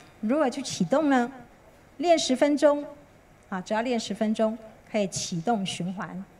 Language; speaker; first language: Chinese; native; Chinese